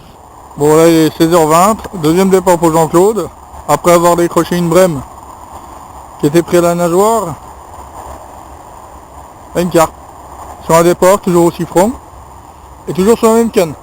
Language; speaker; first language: French; native; French